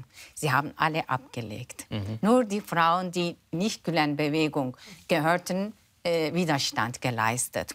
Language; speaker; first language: German; non-native, fluent; Turkish